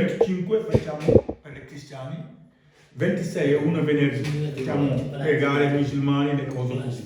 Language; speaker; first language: Italian; non-native, learner; Wolof